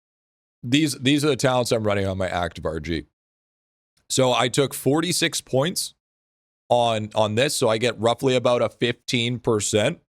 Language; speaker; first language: English; native; English